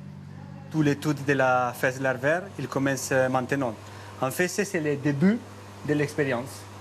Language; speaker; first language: French; non-native, fluent; Italian